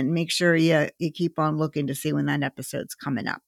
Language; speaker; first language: English; native; English